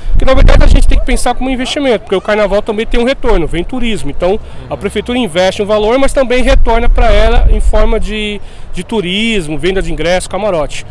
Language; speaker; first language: Portuguese; native; Portuguese